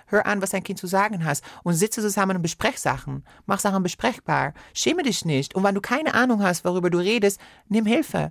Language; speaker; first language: German; non-native, fluent; Persian